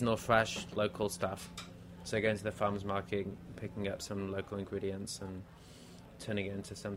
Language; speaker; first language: English; native; English